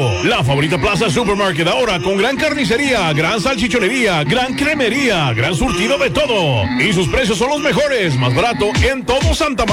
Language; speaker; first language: Spanish; native; Spanish